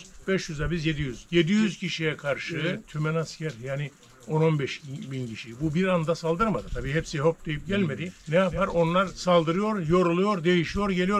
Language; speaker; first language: Turkish; native; Turkish